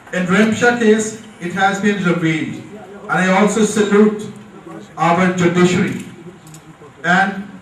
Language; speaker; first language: English; non-native, local second language; Urdu